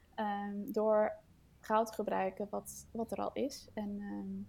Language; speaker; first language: Dutch; non-native, fluent; Danish